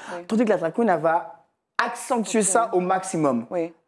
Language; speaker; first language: French; native; French